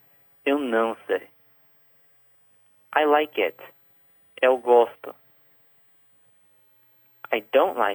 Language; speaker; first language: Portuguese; non-native, fluent; English